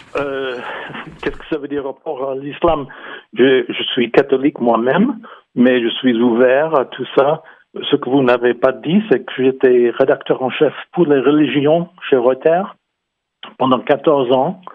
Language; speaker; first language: French; non-native, fluent; English